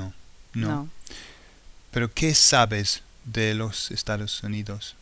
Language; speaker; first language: Spanish; non-native, fluent; English